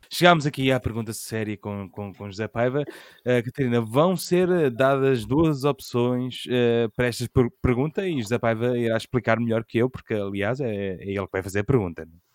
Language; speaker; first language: Portuguese; native; Portuguese